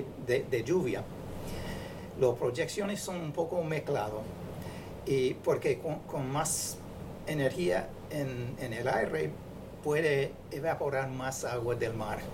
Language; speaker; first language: Spanish; non-native, fluent; English